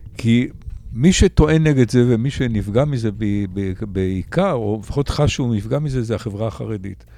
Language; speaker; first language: Hebrew; native; Hebrew